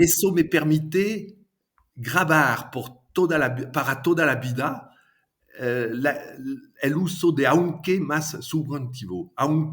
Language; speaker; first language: Spanish; non-native, fluent; French